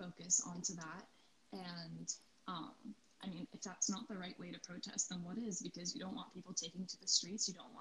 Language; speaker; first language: English; native; English